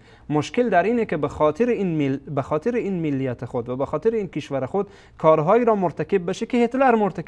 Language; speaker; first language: Persian; native; Persian